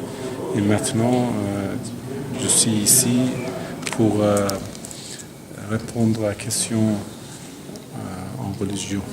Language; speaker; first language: French; non-native, learner; Azerbaijani